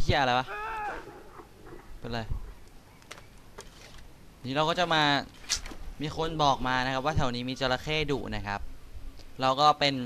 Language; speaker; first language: Thai; native; Thai